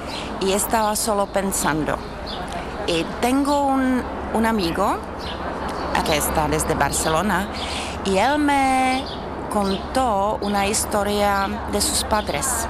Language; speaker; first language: Spanish; non-native, fluent; Czech